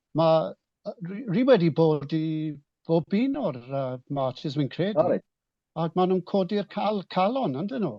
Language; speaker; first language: Welsh; non-native, local second language; English